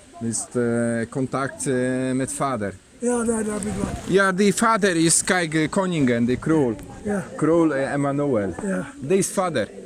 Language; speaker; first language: Dutch; non-native, learner; Polish